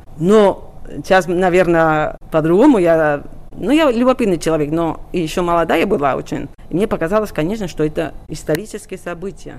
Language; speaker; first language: Russian; non-native, fluent; Catalan